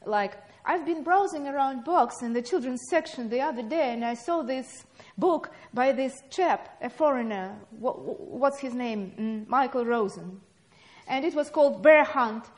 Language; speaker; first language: English; non-native, fluent; Russian